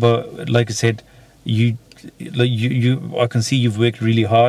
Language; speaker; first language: English; native; English